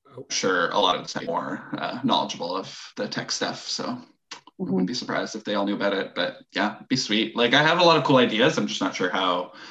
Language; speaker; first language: English; non-native, fluent; French